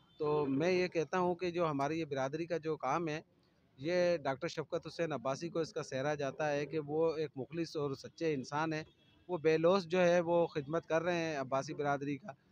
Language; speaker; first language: Urdu; non-native, local second language; Sindhi